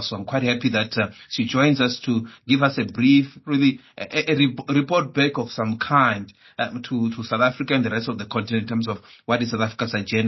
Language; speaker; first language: English; non-native, local second language; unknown